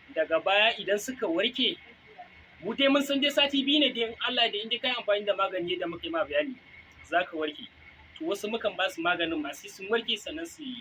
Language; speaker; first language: Hausa; native; Hausa